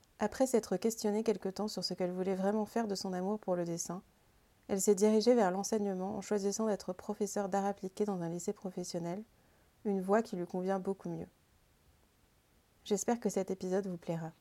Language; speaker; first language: French; native; French